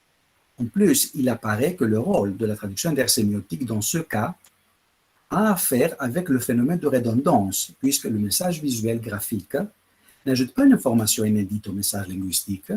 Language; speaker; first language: French; non-native, fluent; Greek